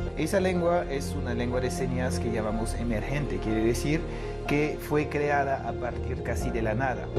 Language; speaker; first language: Spanish; non-native, fluent; French